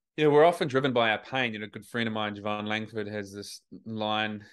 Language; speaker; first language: English; native; English